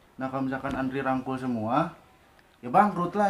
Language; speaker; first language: Indonesian; non-native, local second language; Sundanese